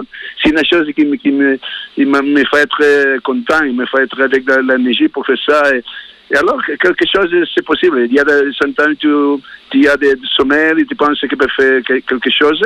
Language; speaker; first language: French; non-native, learner; Spanish